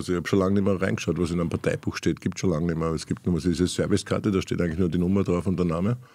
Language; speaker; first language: German; native; German